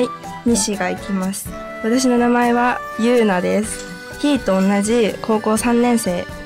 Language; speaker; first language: Japanese; native; Japanese